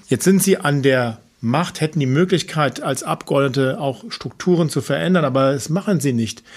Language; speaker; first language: German; native; German